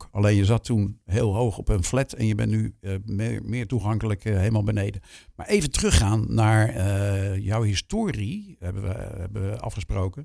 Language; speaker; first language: Dutch; native; Dutch